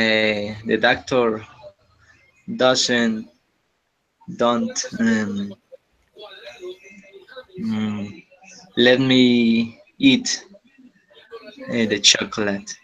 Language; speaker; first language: English; non-native, learner; Spanish